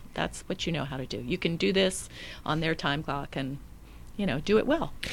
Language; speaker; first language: English; native; English